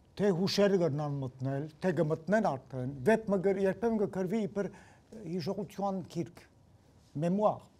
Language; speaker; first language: Armenian; early bilingual, heritage; Armenian